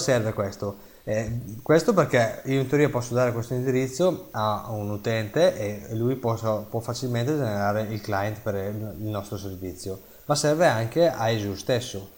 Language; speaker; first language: Italian; native; Italian